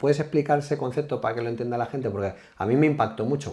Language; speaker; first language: Spanish; native; Spanish